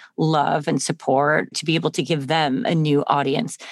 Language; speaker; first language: English; native; English